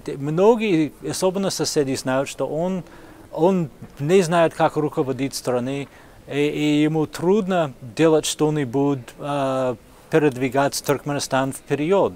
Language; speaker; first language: Russian; non-native, fluent; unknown